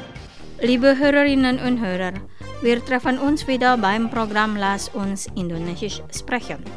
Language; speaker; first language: German; non-native, fluent; Indonesian